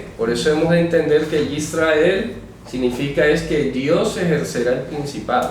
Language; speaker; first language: Spanish; native; Spanish